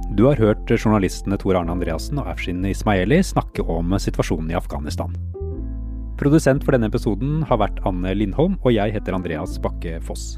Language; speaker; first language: Norwegian; native; Norwegian